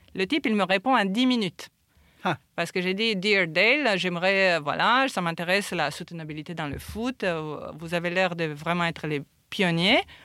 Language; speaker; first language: French; non-native, fluent; Romanian